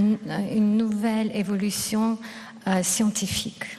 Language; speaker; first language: French; non-native, fluent; Russian